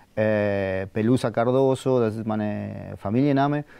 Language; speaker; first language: German; non-native, learner; Spanish